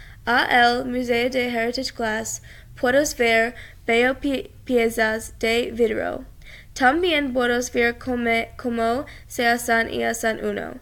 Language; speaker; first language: Spanish; non-native, learner; English